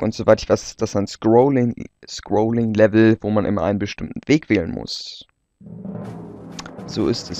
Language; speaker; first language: German; native; German